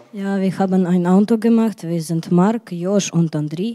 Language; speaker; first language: German; non-native, learner; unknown